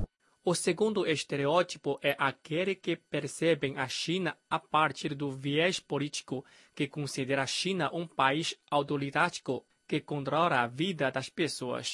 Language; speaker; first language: Portuguese; non-native, fluent; Chinese